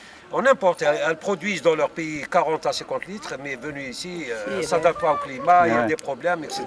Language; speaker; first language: French; non-native, local second language; Arabic